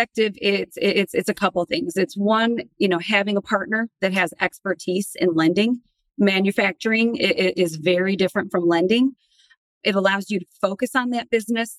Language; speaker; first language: English; native; English